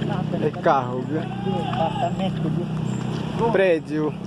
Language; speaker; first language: Portuguese; non-native, local second language; Ticuna